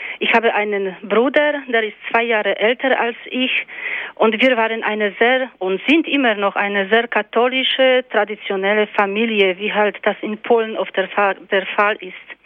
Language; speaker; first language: German; non-native, fluent; Polish